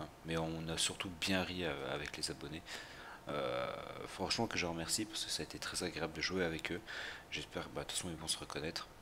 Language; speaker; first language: French; native; French